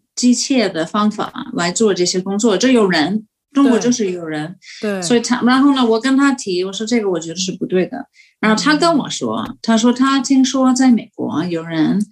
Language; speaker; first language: Chinese; non-native, fluent; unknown